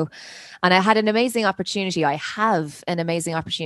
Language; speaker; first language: English; native; English